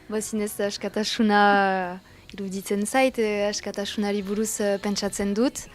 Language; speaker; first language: Basque; non-native, local second language; French